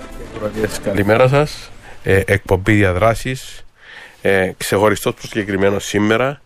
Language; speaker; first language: Greek; native; Greek